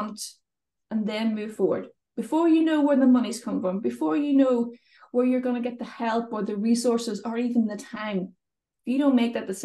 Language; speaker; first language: English; native; English